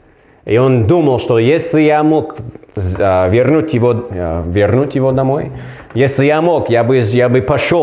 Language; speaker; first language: Russian; non-native, learner; English